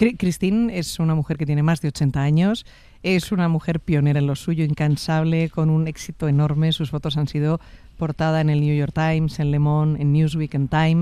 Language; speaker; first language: Spanish; native; Spanish